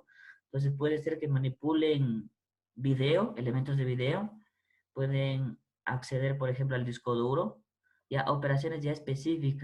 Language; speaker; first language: Spanish; native; Spanish